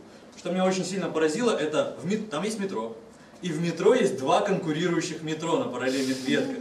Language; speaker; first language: Russian; native; Russian